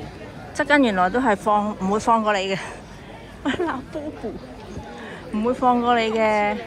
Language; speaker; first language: Chinese; native; Chinese